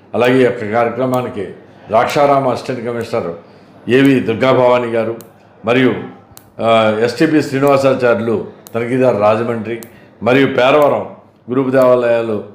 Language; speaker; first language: Telugu; native; Telugu